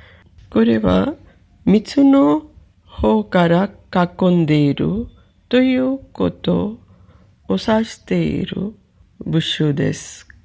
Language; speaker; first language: Japanese; non-native, fluent; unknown